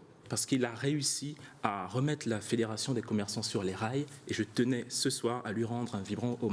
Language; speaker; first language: French; native; French